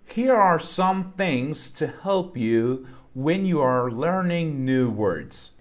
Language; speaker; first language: English; non-native, fluent; Persian